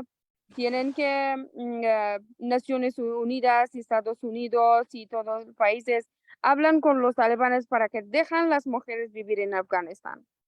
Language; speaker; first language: Spanish; non-native, local second language; Persian